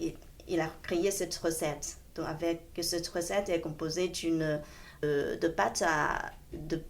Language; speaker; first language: French; non-native, fluent; Chinese